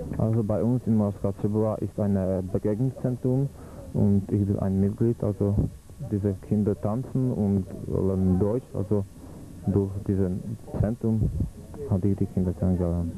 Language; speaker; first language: German; non-native, learner; Czech